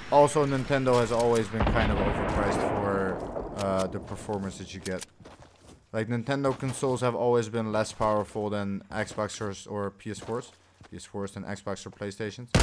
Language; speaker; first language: English; non-native, fluent; Dutch